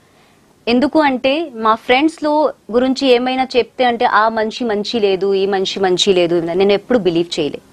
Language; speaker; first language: Telugu; non-native, local second language; Hindi